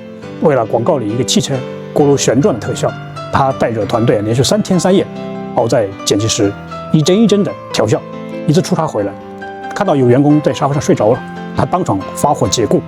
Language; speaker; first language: Chinese; native; Chinese